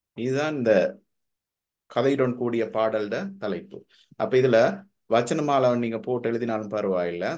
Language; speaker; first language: Tamil; native; Tamil